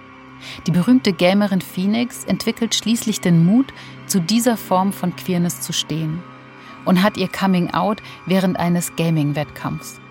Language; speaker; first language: German; native; German